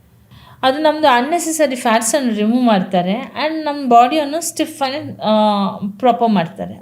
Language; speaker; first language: Kannada; non-native, local second language; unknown